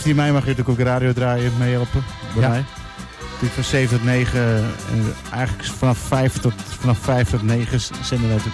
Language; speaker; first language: Dutch; native; Dutch